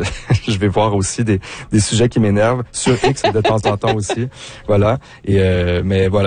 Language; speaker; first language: French; native; French